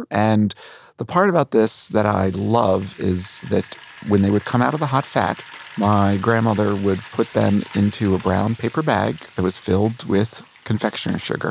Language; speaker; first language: English; native; English